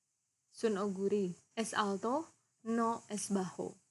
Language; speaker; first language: Spanish; non-native, learner; Indonesian